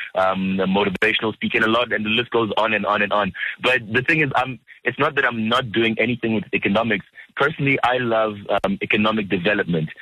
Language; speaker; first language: English; early bilingual, other home language; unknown